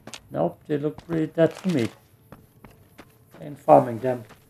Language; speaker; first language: English; non-native, fluent; German